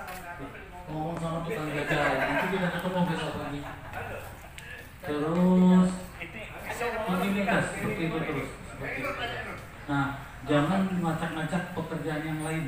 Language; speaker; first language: Indonesian; native; Indonesian